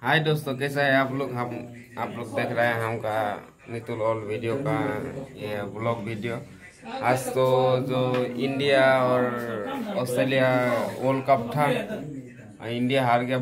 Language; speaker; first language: Hindi; non-native, local second language; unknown